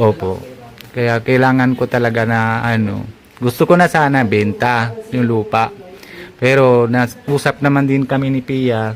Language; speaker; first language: Filipino; non-native, fluent; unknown